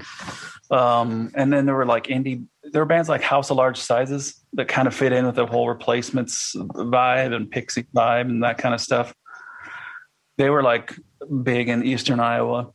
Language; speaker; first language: English; native; English